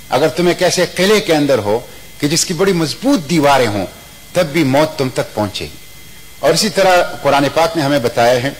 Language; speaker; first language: Urdu; non-native, local second language; Pashto